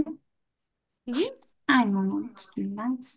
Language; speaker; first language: German; non-native, learner; Turkish